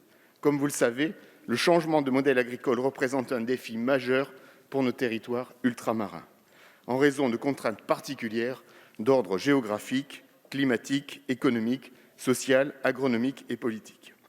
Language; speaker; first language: French; native; French